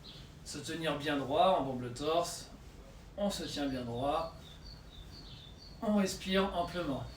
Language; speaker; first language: French; native; French